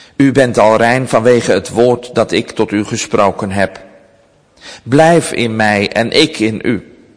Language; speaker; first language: Dutch; native; Dutch